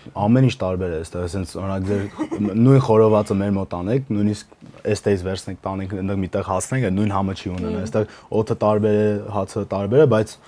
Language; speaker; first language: Armenian; early bilingual, heritage; Armenian